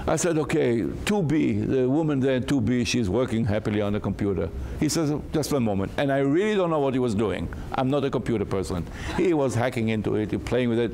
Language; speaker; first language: English; non-native, fluent; Hebrew